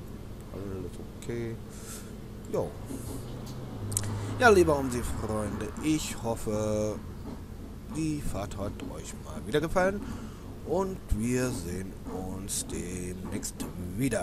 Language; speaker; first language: German; native; German